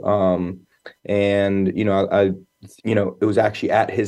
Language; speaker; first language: English; native; English